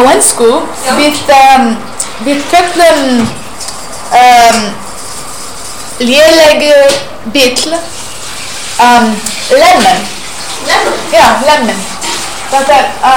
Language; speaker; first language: Icelandic; non-native, learner; English